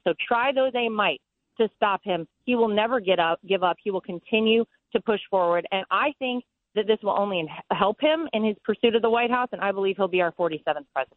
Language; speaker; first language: English; native; English